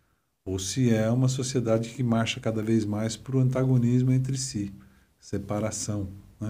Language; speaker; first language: Portuguese; native; Portuguese